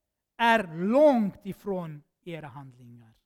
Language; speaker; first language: Swedish; non-native, fluent; Armenian